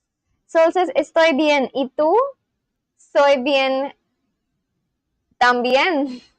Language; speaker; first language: Spanish; non-native, learner; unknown